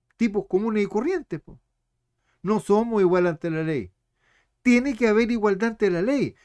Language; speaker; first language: Spanish; native; Spanish